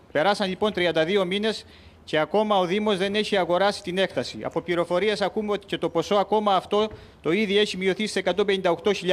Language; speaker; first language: Greek; native; Greek